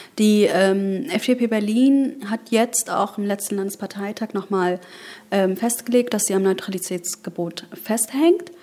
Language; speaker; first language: German; early bilingual, other home language; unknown